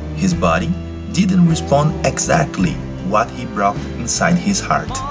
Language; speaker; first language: English; non-native, learner; Portuguese